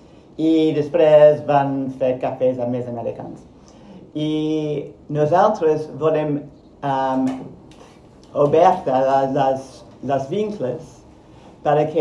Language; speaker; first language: Catalan; non-native, fluent; Spanish